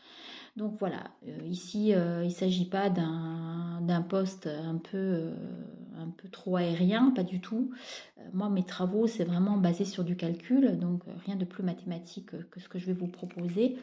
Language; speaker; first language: French; native; French